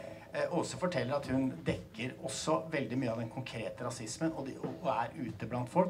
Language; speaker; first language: Norwegian; native; Norwegian